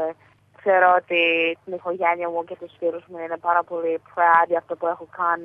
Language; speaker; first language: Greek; early bilingual, heritage; Greek